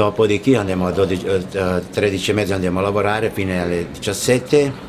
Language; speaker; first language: Italian; non-native, fluent; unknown